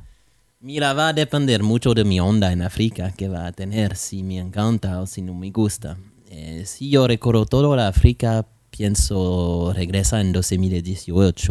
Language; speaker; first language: Spanish; non-native, learner; French